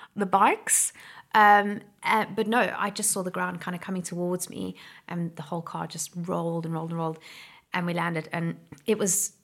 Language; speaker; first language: English; native; English